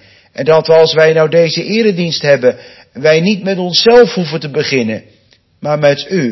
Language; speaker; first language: Dutch; native; Dutch